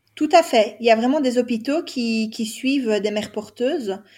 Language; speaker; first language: French; native; French